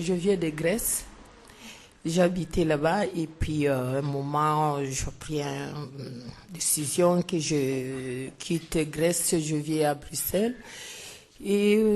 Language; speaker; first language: French; non-native, learner; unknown